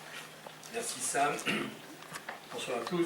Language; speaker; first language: French; native; French